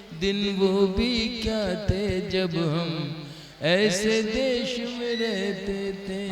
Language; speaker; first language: Hindi; native; Hindi